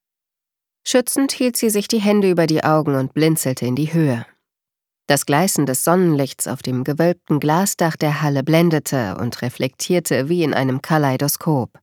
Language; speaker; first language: German; native; German